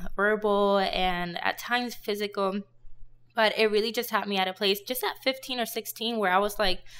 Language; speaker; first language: English; non-native, fluent; Spanish